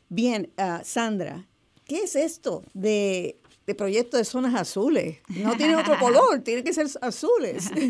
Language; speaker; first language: Spanish; native; Spanish